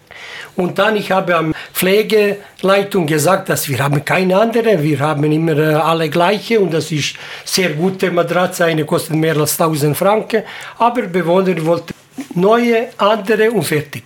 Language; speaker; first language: German; non-native, learner; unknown